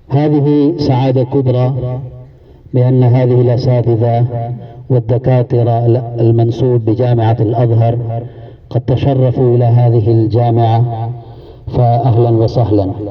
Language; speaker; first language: Arabic; non-native, fluent; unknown